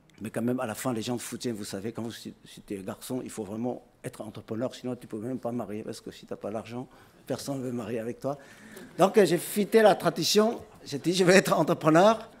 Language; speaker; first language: French; non-native, fluent; Chinese